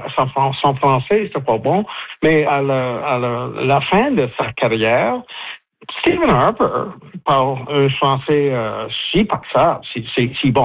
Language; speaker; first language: French; non-native, learner; English